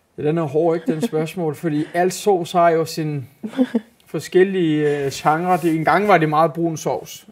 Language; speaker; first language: Danish; early bilingual, other home language; Turkish